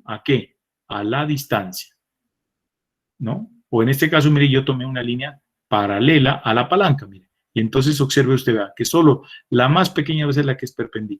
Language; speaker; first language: Spanish; native; Spanish